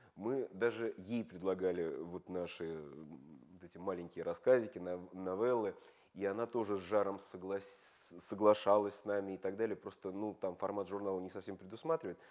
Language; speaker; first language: Russian; native; Russian